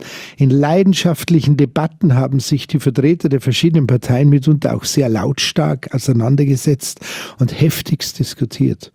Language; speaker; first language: German; native; German